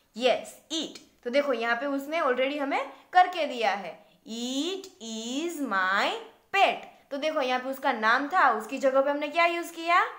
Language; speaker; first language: Hindi; non-native, local second language; Gujarati